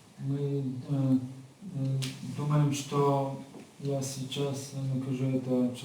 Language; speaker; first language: Russian; non-native, learner; Bulgarian